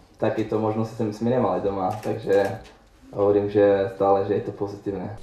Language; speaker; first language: Slovak; non-native, learner; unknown